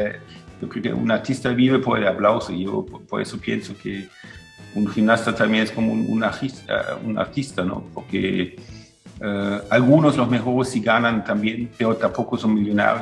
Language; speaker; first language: Spanish; non-native, fluent; German